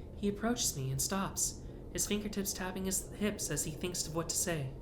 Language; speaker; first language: English; native; English